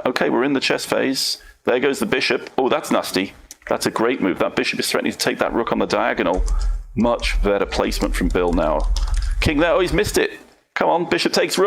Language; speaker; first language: English; native; English